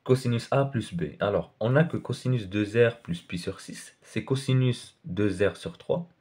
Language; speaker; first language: French; non-native, local second language; Arabic